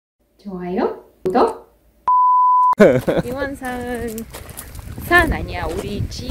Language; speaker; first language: Korean; non-native, fluent; Russian